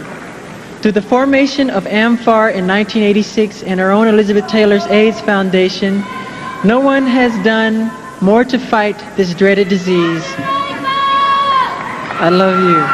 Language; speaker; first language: English; native; English